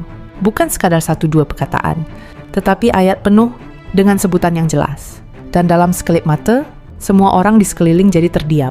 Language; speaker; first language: Malay; native; Malay